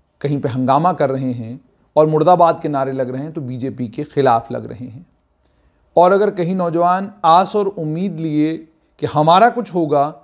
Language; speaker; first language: Hindi; non-native, local second language; Dogri